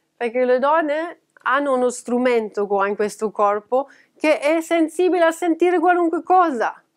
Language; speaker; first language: Italian; non-native, fluent; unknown